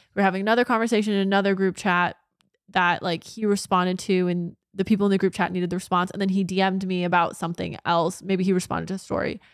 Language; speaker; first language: English; native; English